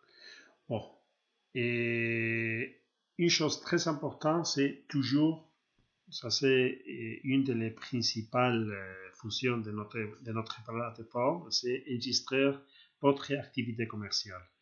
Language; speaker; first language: French; non-native, learner; Spanish